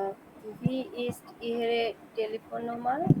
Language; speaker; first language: German; non-native, learner; Bangla